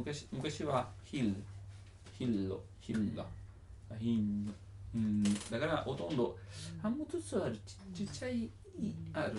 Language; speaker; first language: Japanese; non-native, learner; Italian